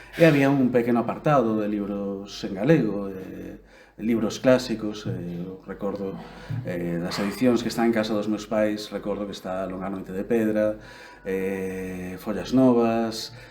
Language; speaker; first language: Galician; native; Galician